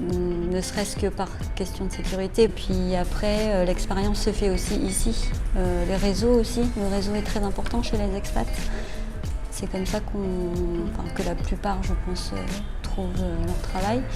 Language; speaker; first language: French; early bilingual, other home language; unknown